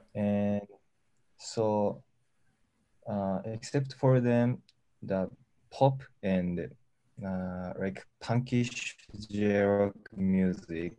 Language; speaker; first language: English; non-native, learner; Japanese